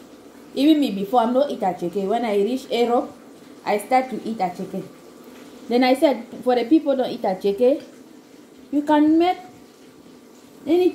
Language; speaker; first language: English; non-native, learner; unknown